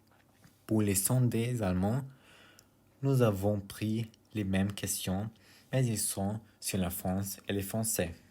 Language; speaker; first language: French; non-native, learner; German